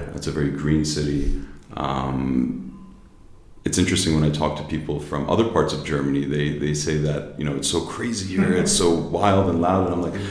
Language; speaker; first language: English; native; English